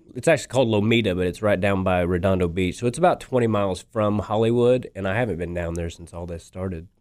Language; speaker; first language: English; native; English